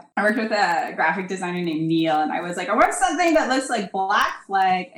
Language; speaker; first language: English; native; English